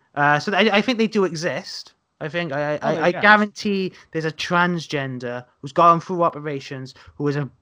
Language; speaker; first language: English; native; English